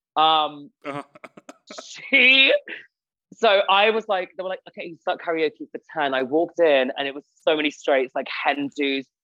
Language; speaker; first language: English; native; English